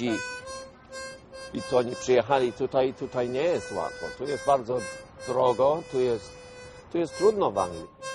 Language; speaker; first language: Polish; non-native, fluent; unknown